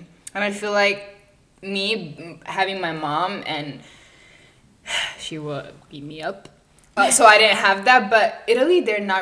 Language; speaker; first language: English; non-native, fluent; Italian